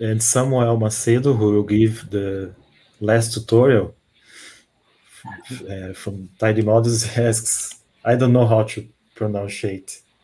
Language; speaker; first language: English; non-native, fluent; Portuguese